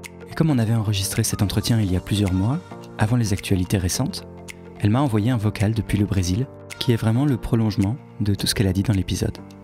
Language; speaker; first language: French; native; French